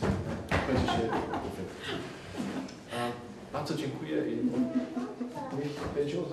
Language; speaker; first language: Polish; non-native, fluent; German